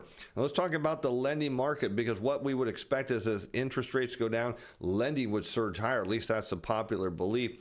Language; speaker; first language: English; native; English